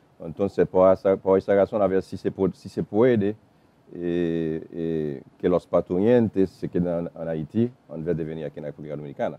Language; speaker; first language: Spanish; non-native, fluent; Haitian Creole